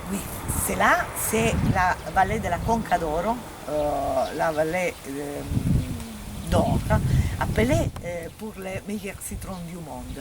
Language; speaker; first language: French; non-native, fluent; Italian